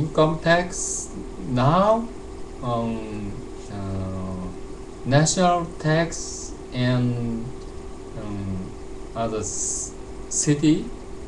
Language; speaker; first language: English; non-native, learner; Japanese